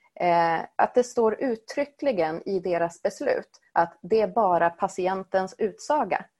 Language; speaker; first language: Swedish; native; Swedish